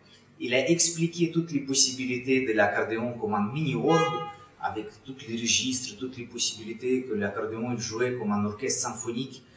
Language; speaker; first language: French; non-native, fluent; Russian